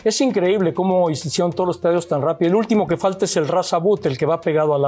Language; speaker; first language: Spanish; native; Spanish